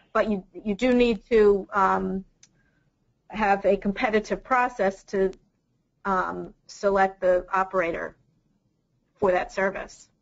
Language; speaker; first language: English; native; English